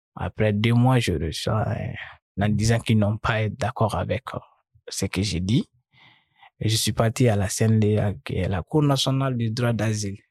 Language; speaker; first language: French; non-native, local second language; Fula